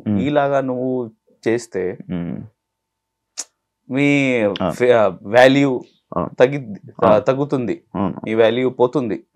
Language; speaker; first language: Telugu; non-native, learner; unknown